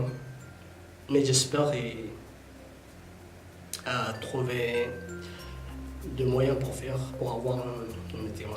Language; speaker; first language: French; non-native, fluent; Tigrinya